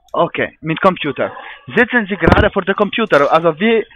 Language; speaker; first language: German; non-native, fluent; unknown